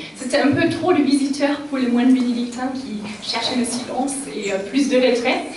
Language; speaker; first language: French; non-native, fluent; German